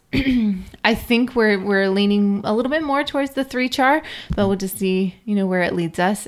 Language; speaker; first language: English; native; English